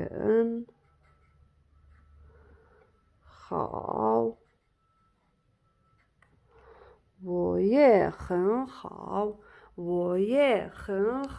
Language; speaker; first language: Chinese; non-native, fluent; Arabic